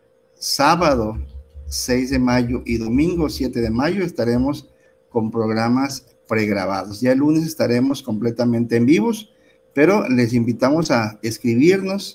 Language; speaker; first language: Spanish; native; Spanish